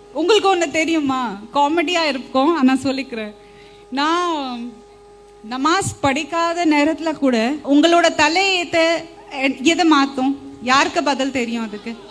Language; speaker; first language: Tamil; non-native, fluent; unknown